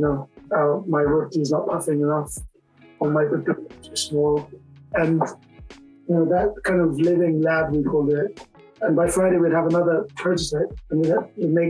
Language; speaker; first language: English; native; English